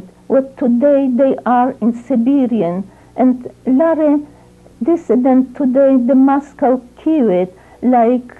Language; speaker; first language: English; non-native, learner; Ukrainian